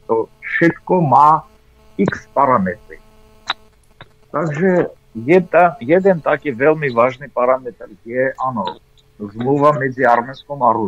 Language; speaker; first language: Slovak; non-native, fluent; Armenian